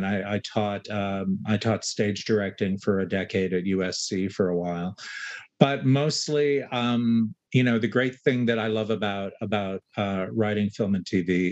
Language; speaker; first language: English; native; English